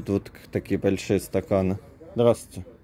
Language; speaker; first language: Russian; native; Russian